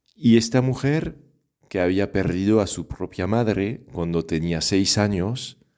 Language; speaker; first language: Spanish; non-native, fluent; French